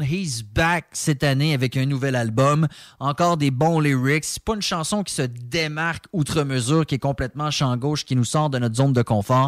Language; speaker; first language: French; native; French